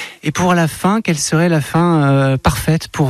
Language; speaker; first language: French; native; French